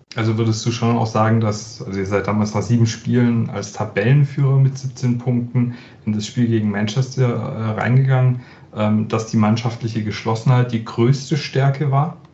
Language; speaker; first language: German; native; German